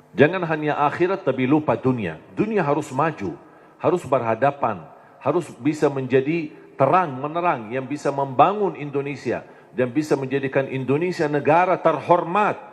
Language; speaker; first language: Indonesian; non-native, fluent; Arabic